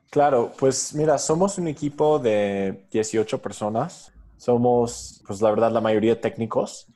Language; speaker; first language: Spanish; non-native, fluent; English